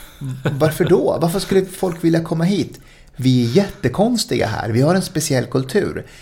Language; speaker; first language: Swedish; early bilingual, other home language; Spanish